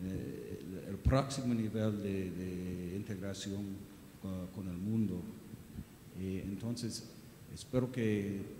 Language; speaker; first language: Spanish; non-native, learner; English